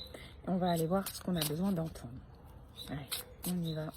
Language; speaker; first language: French; native; French